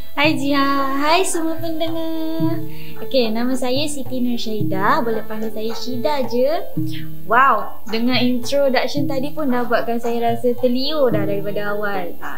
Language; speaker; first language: Malay; native; Malay